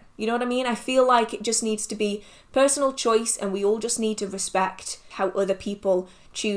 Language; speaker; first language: English; native; English